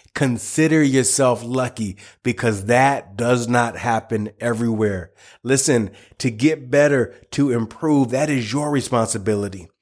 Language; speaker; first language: English; native; English